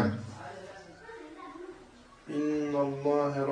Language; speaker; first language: Arabic; non-native, learner; French